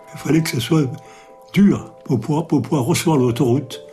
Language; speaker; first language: French; native; French